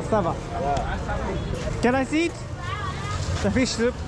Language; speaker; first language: English; non-native, learner; Japanese